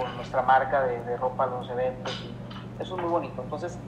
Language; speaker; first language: Spanish; native; Spanish